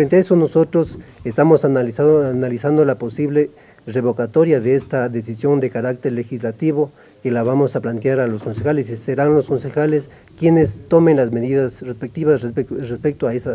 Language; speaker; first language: Spanish; native; Spanish